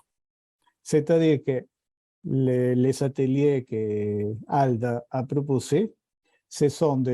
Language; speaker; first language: French; non-native, fluent; Spanish